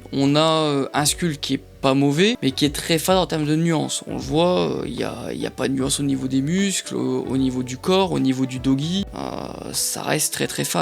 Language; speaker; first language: French; native; French